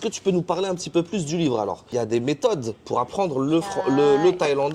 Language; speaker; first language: French; native; French